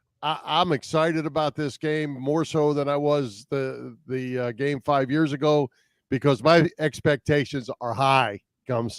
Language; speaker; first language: English; native; English